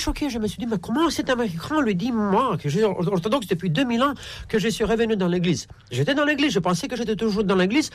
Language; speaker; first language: French; non-native, fluent; Romanian